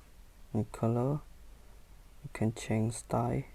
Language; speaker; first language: English; non-native, learner; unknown